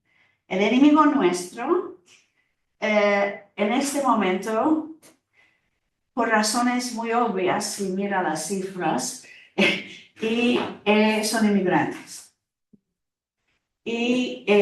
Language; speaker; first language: Spanish; non-native, fluent; English